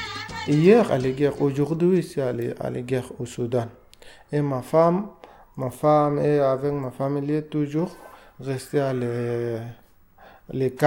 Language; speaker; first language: French; non-native, learner; Arabic